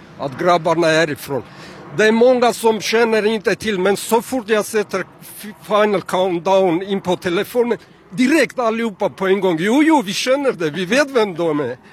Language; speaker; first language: Swedish; non-native, fluent; Armenian